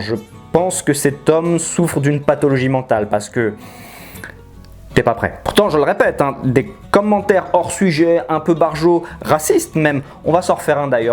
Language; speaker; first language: French; native; French